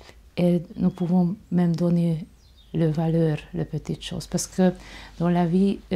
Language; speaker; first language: French; non-native, fluent; Hungarian